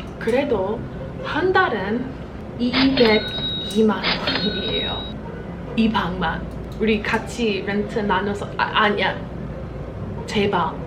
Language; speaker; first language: Korean; non-native, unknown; English